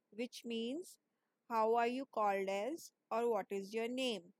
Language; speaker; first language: English; non-native, local second language; Hindi